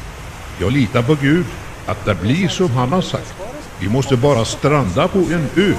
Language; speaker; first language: Swedish; native; Swedish